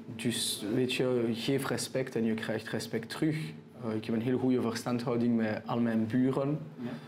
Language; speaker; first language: Dutch; non-native, local second language; French